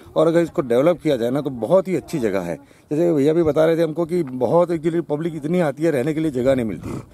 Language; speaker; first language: Hindi; non-native, local second language; Gujarati